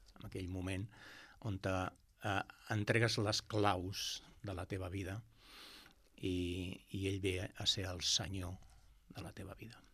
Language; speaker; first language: Catalan; non-native, local second language; Spanish